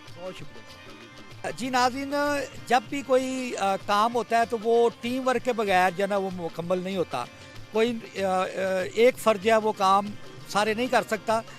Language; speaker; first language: Urdu; non-native, local second language; Punjabi